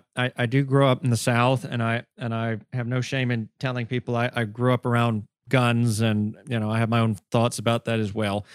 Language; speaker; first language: English; native; English